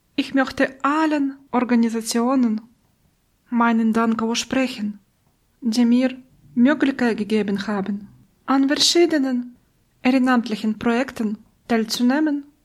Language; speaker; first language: German; non-native, learner; Russian